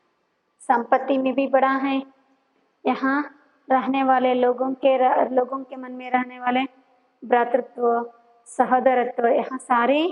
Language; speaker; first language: Hindi; non-native, local second language; Kannada